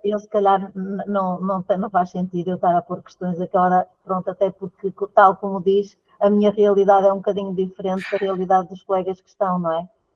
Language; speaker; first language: Portuguese; native; Portuguese